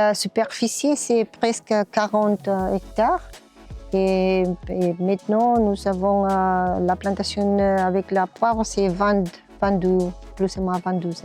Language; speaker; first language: French; non-native, learner; Spanish